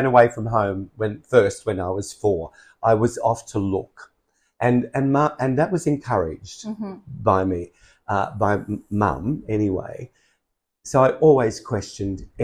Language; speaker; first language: English; native; English